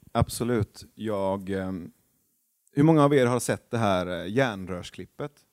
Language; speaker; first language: Swedish; early bilingual, other home language; Persian